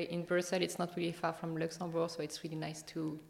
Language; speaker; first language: English; non-native, fluent; French